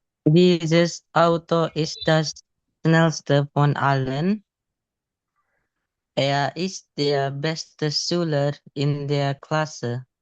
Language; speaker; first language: German; non-native, learner; Indonesian